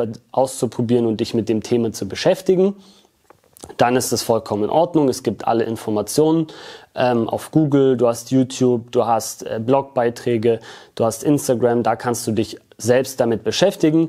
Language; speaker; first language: German; native; German